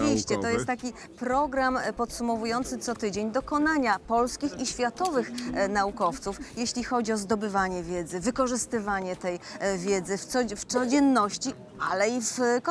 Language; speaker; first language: Polish; native; Polish